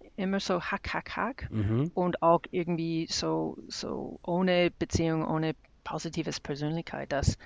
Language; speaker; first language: German; non-native, learner; English